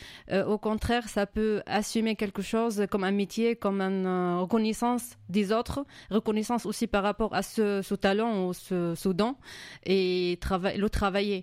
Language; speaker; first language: French; non-native, fluent; Arabic